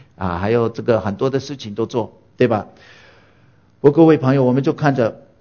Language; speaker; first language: Chinese; non-native, fluent; English